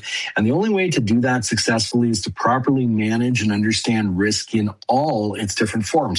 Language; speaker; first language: English; native; English